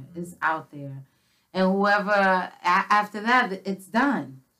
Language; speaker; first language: English; native; English